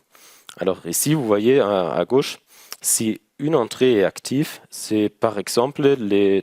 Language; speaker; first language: French; non-native, learner; German